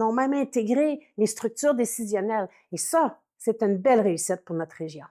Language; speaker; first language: French; native; French